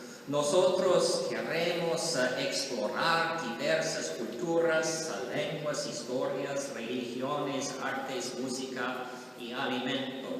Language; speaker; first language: Spanish; non-native, learner; English